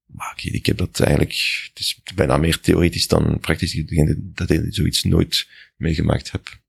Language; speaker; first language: Dutch; non-native, fluent; French